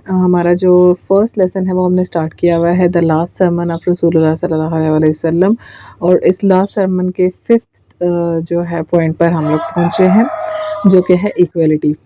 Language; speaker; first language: Urdu; native; Urdu